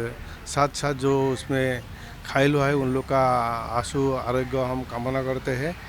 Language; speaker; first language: Hindi; non-native, local second language; Assamese